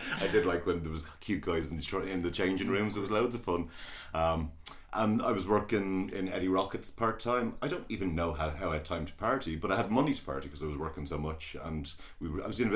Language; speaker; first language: English; native; English